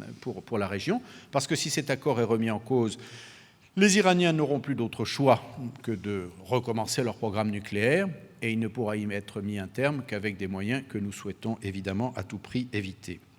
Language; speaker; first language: French; native; French